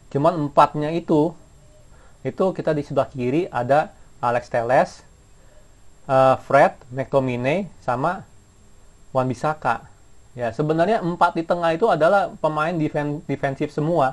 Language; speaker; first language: Indonesian; native; Indonesian